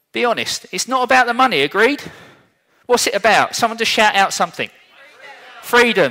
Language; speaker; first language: English; native; English